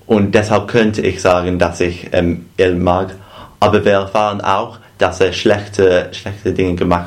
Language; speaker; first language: German; non-native, fluent; English